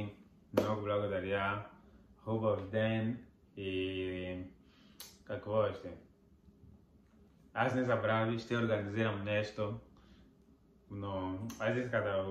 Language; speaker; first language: Bulgarian; non-native, learner; Portuguese